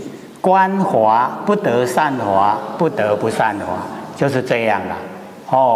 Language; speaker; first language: Chinese; native; Chinese